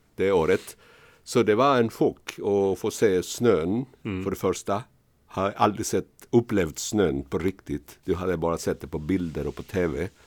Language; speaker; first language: Swedish; non-native, fluent; Spanish